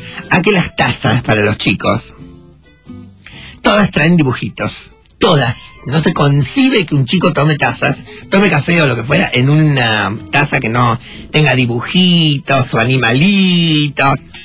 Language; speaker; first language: Spanish; native; Spanish